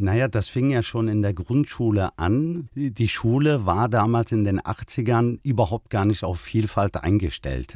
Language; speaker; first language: German; early bilingual, other home language; Turkish